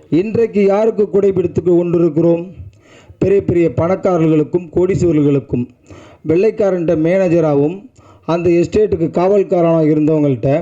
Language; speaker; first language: Tamil; native; Tamil